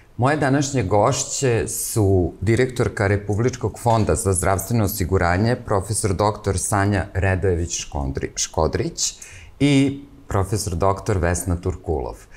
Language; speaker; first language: Serbian; native; Serbian